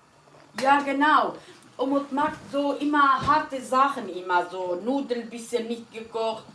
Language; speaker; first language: German; non-native, learner; Kurdish